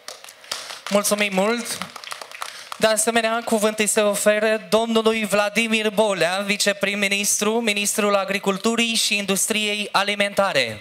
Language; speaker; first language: Romanian; native; Romanian